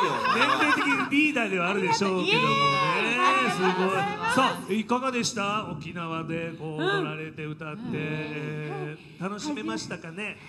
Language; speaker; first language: Japanese; native; Japanese